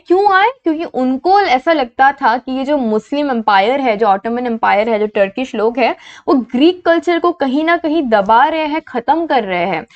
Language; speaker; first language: Hindi; non-native, local second language; Assamese